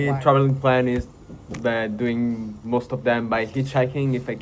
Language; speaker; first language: English; non-native, fluent; Italian